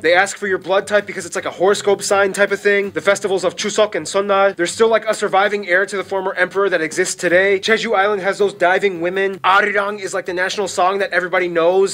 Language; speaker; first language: English; early bilingual, other home language; Korean